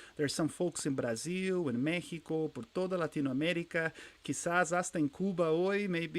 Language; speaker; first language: Spanish; non-native, fluent; Portuguese